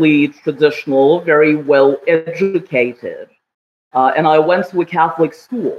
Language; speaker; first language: English; non-native, local second language; Kashmiri